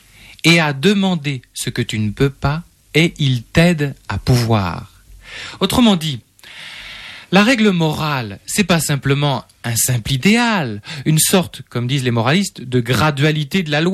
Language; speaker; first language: French; native; French